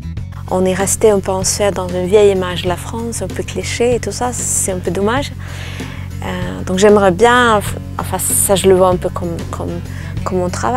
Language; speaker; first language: French; non-native, fluent; Swedish